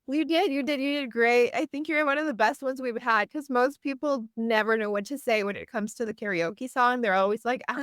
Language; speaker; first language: English; native; English